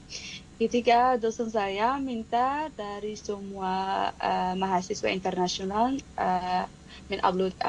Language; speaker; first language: Indonesian; non-native, fluent; Arabic